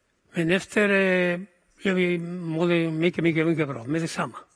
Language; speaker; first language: Swedish; non-native, fluent; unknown